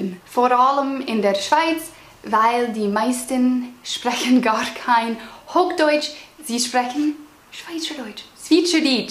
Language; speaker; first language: German; non-native, fluent; English